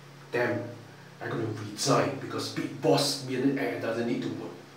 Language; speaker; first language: English; non-native, local second language; Chinese